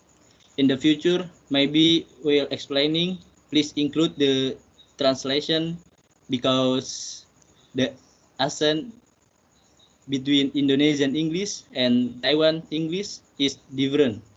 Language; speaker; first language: English; non-native, learner; Indonesian